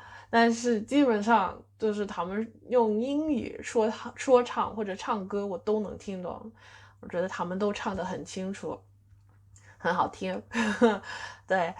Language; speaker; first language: Chinese; non-native, fluent; English